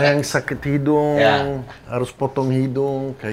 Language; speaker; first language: Indonesian; non-native, fluent; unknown